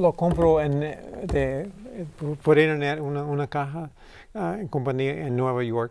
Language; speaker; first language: Spanish; early bilingual, heritage; English